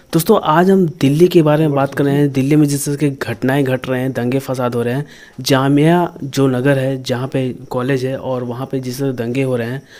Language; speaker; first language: Hindi; native; Hindi